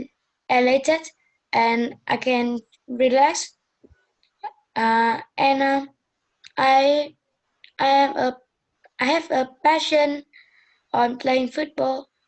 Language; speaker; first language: English; non-native, learner; Vietnamese